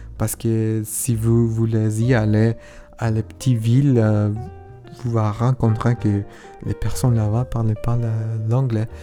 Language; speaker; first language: French; non-native, learner; Spanish